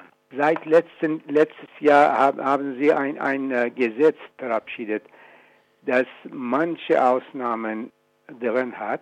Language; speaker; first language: German; non-native, fluent; Persian